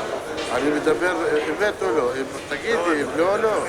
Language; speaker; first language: Hebrew; non-native, local second language; Arabic